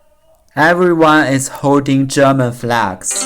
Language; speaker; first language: English; non-native, learner; Chinese